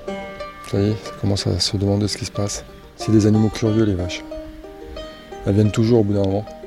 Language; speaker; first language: French; native; French